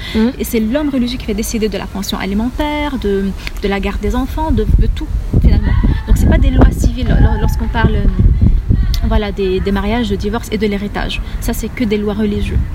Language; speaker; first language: French; non-native, local second language; Arabic